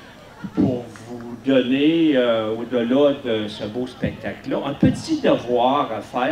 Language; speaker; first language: French; native; French